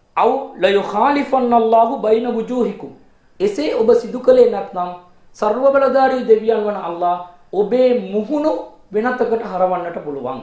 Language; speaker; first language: Sinhala; non-native, local second language; Tamil